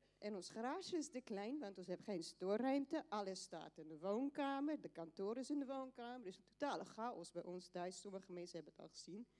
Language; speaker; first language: Dutch; non-native, fluent; Afrikaans